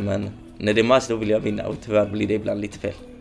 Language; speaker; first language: Swedish; early bilingual, other home language; Kurdish